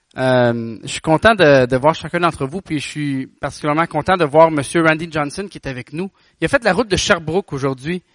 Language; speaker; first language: French; native; French